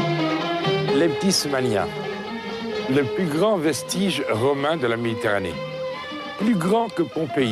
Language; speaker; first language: French; native; French